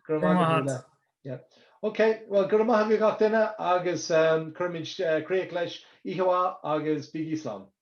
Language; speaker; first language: Irish; non-native, local second language; English